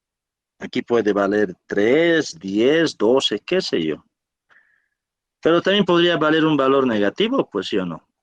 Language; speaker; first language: Spanish; native; Spanish